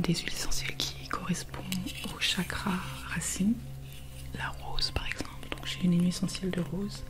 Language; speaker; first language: French; native; French